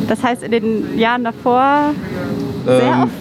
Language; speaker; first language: German; native; German